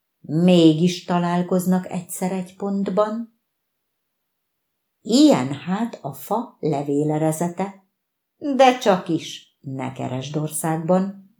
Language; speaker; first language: Hungarian; native; Hungarian